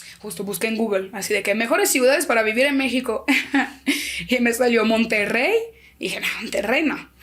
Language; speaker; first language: Spanish; non-native, fluent; French